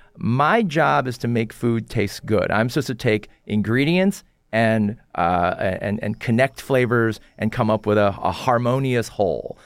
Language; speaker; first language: English; early bilingual, other home language; Korean